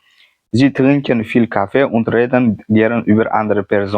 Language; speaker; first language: German; non-native, fluent; Uzbek